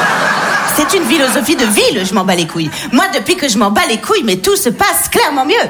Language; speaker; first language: French; native; French